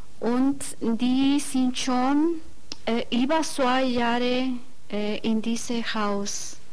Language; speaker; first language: German; non-native, learner; Spanish